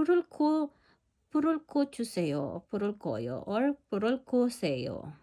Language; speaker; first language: Korean; non-native, learner; Filipino